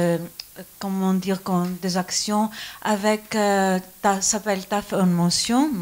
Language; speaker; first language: French; non-native, learner; Greek